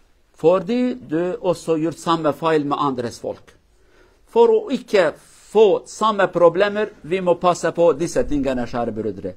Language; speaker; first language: Norwegian; non-native, learner; Kurdish